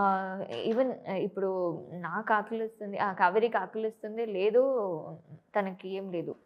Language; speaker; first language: Telugu; non-native, fluent; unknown